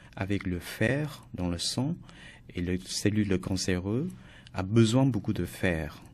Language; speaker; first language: French; non-native, fluent; Chinese